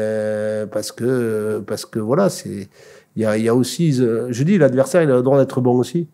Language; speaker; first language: French; native; French